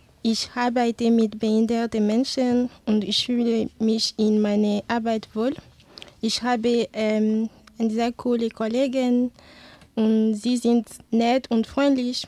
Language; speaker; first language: German; non-native, learner; Ewe